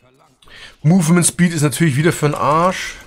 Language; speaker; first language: German; native; German